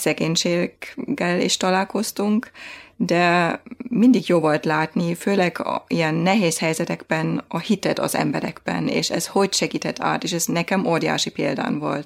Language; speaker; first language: Hungarian; non-native, fluent; German